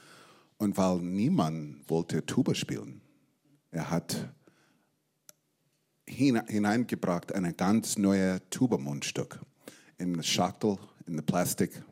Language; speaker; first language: German; non-native, fluent; English